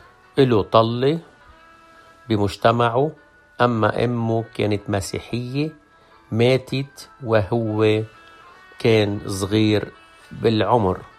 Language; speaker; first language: Arabic; native; Arabic